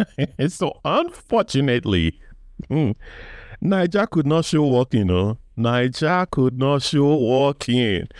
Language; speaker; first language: English; non-native, local second language; Yoruba